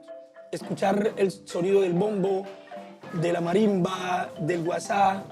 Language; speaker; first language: Spanish; native; Spanish